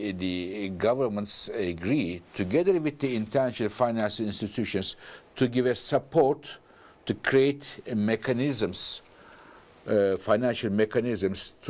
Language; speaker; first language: English; non-native, fluent; Turkish